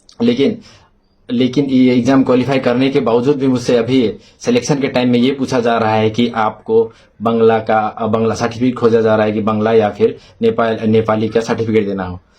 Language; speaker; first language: Hindi; non-native, local second language; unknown